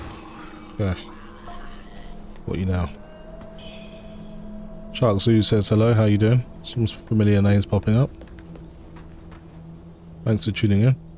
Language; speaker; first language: English; native; English